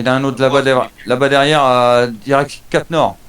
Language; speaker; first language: French; native; French